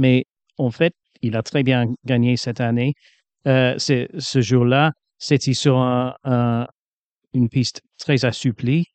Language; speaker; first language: French; non-native, fluent; English